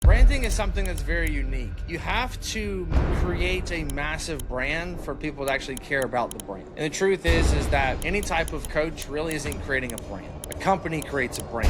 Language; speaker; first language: English; native; English